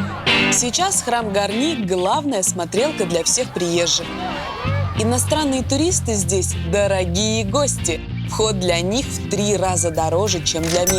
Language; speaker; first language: Russian; native; Russian